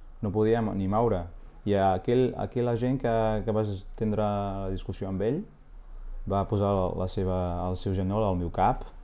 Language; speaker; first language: Catalan; non-native, fluent; Arabic